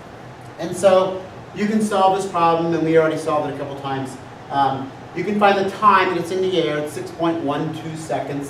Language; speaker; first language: English; native; English